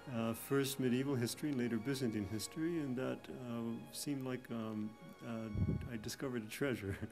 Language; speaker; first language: English; native; English